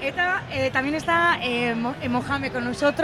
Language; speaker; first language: Spanish; native; Spanish